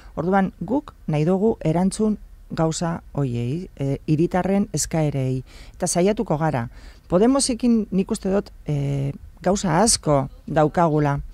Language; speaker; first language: Basque; non-native, local second language; Spanish